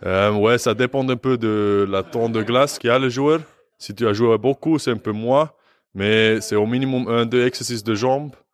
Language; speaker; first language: French; non-native, learner; English